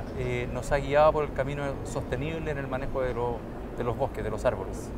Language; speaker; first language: Spanish; native; Spanish